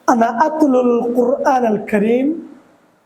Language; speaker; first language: Arabic; non-native, fluent; Bangla